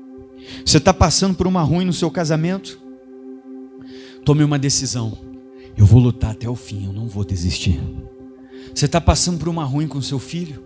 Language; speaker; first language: Portuguese; native; Portuguese